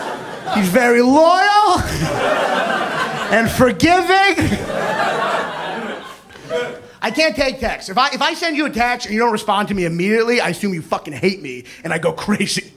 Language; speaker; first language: English; native; English